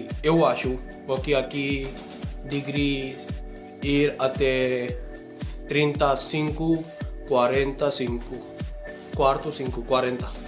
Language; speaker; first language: Portuguese; non-native, learner; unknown